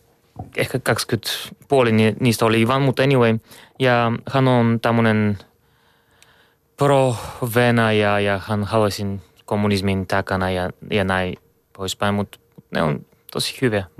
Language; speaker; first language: Finnish; non-native, learner; Bulgarian